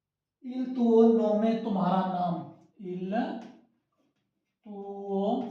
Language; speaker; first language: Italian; non-native, learner; Urdu